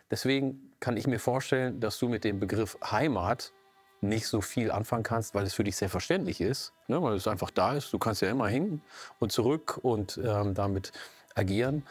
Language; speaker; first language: German; early bilingual, other home language; Oromo